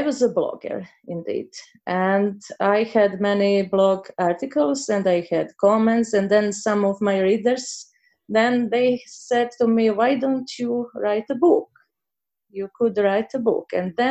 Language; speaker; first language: English; non-native, learner; Croatian